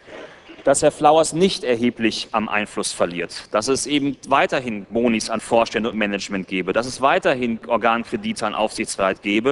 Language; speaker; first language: German; native; German